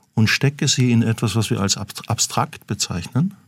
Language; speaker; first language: German; native; German